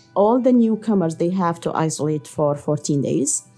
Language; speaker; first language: English; early bilingual, other home language; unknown